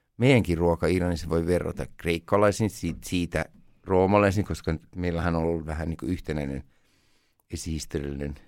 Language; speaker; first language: Finnish; early bilingual, other home language; Persian